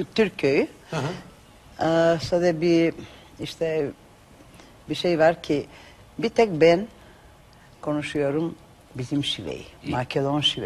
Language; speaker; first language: Turkish; non-native, learner; Macedonian